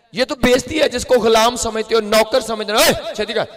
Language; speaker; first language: Urdu; non-native, local second language; Punjabi